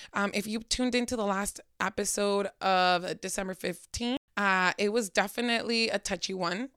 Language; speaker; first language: English; early bilingual, other home language; Spanish